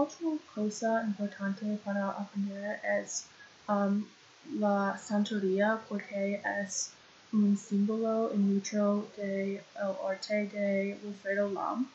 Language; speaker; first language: Spanish; non-native, learner; English